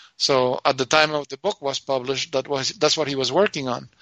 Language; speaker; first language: English; non-native, fluent; Spanish